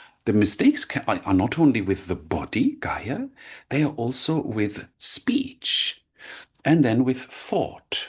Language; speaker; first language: English; non-native, fluent; German